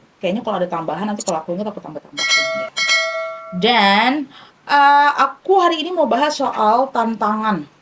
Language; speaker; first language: Indonesian; native; Indonesian